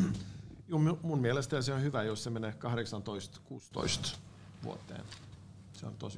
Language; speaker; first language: Finnish; non-native, learner; Swedish